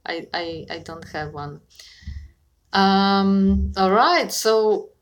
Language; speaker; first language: English; non-native, fluent; Polish